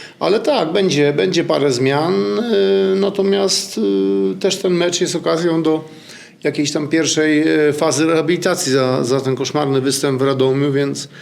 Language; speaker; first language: Polish; native; Polish